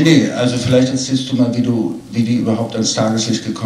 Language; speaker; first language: German; native; German